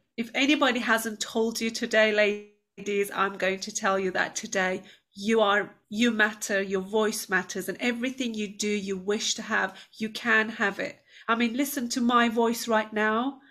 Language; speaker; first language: English; non-native, fluent; Turkish